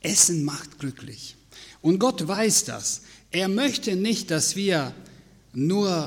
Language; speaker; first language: German; non-native, fluent; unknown